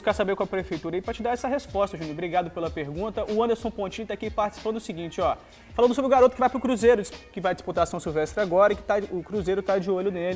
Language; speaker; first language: Portuguese; native; Portuguese